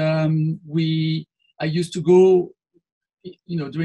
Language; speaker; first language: English; non-native, fluent; French